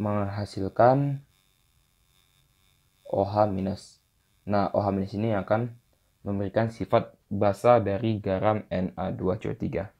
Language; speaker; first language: Indonesian; native; Indonesian